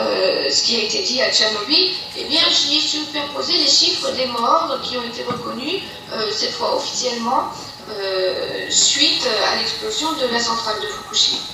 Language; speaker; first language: French; native; French